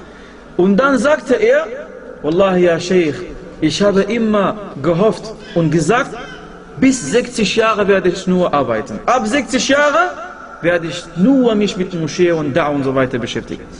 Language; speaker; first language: German; non-native, fluent; Arabic